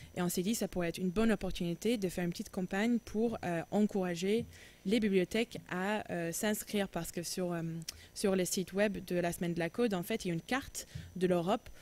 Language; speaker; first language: French; non-native, fluent; English